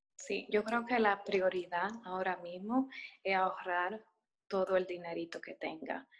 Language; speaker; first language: Spanish; early bilingual, heritage; Spanish